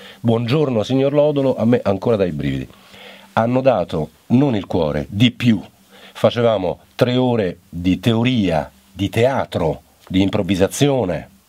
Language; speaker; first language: Italian; native; Italian